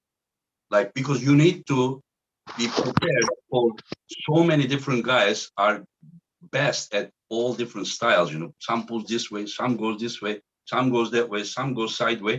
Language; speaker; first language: English; non-native, fluent; Turkish